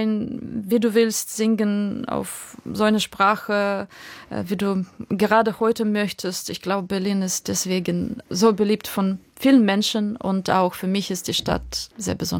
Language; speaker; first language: German; non-native, fluent; Ukrainian